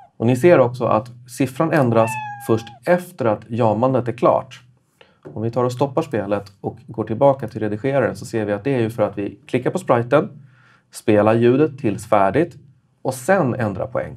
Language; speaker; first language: Swedish; native; Swedish